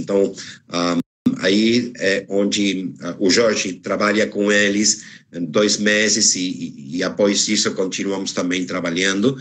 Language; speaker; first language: Portuguese; non-native, fluent; Spanish